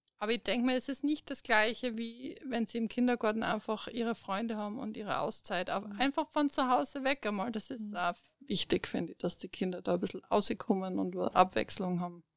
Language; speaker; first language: German; native; German